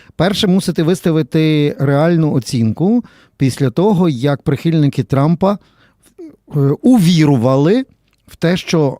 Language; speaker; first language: Ukrainian; native; Ukrainian